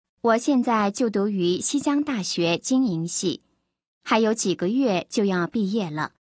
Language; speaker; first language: Chinese; non-native, fluent; Korean